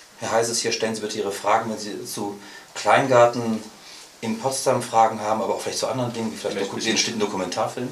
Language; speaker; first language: German; native; German